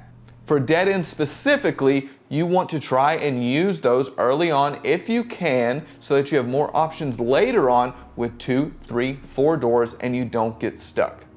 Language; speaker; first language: English; native; English